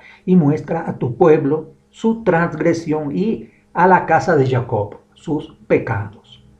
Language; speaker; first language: Spanish; native; Spanish